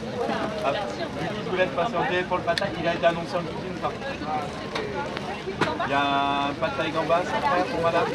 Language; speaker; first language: French; native; French